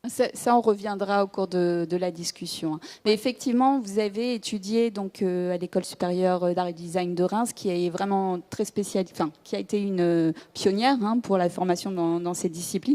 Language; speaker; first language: French; native; French